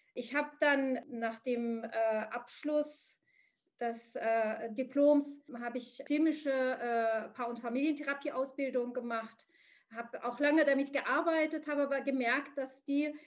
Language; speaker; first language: German; early bilingual, other home language; Arabic